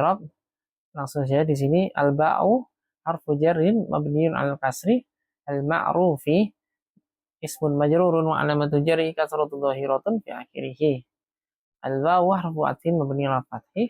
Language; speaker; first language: Arabic; non-native, fluent; Indonesian